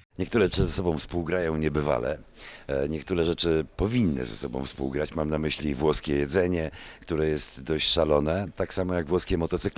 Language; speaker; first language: Polish; native; Polish